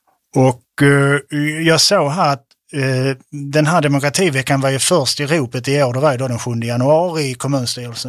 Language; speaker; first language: Swedish; native; Swedish